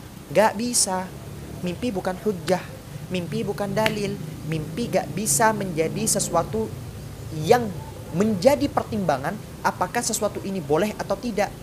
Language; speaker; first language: Indonesian; native; Indonesian